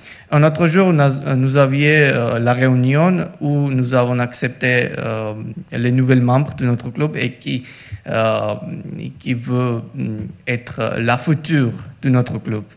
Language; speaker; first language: French; non-native, learner; Georgian